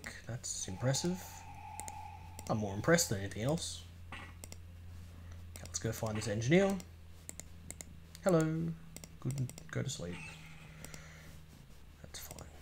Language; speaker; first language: English; native; English